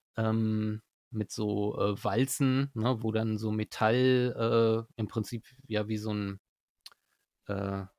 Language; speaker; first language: German; native; German